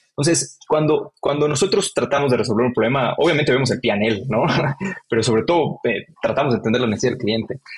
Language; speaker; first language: Spanish; native; Spanish